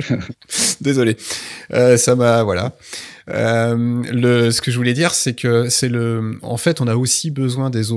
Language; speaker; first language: French; native; French